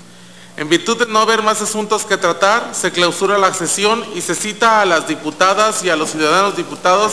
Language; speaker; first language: Spanish; native; Spanish